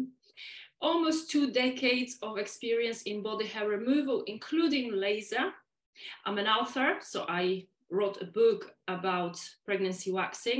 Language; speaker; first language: English; non-native, fluent; Polish